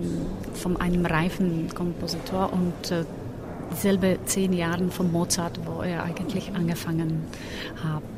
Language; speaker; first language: German; non-native, fluent; Slovak